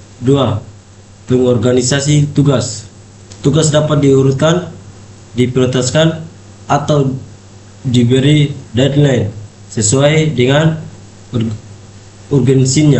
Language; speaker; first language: Indonesian; native; Indonesian